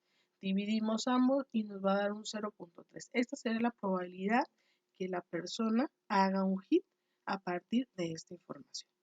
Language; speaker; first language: Spanish; native; Spanish